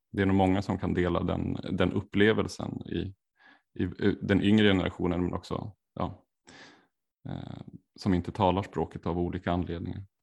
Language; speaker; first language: Swedish; native; Swedish